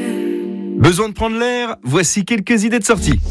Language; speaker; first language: French; native; French